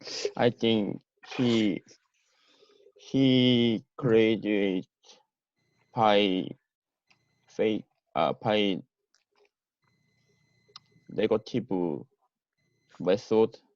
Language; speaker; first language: English; non-native, learner; Korean